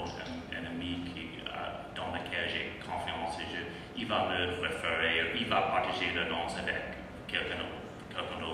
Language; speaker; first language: French; non-native, fluent; English